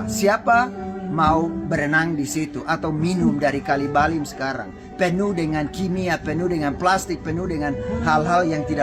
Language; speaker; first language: Indonesian; non-native, local second language; English